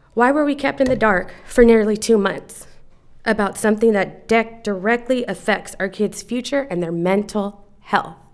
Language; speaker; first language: English; native; English